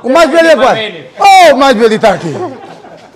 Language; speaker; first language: Portuguese; non-native, local second language; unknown